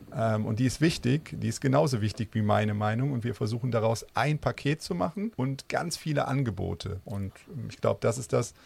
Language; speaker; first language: German; native; German